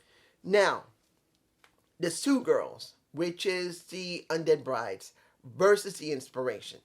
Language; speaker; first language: English; native; English